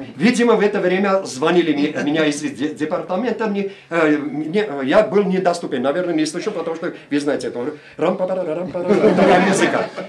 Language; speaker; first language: Russian; non-native, local second language; Armenian